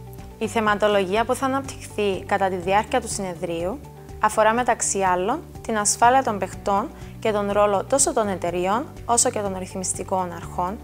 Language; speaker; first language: Greek; native; Greek